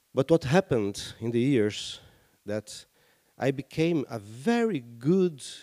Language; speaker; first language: English; non-native, fluent; Portuguese